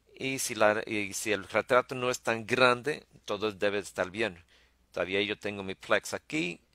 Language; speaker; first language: Spanish; early bilingual, heritage; Spanish